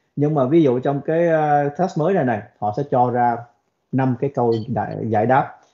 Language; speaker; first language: Vietnamese; early bilingual, other home language; English